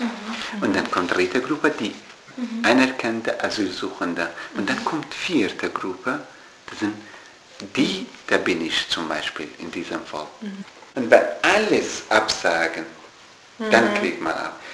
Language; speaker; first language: German; non-native, learner; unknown